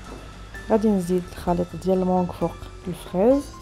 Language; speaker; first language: Arabic; native; Arabic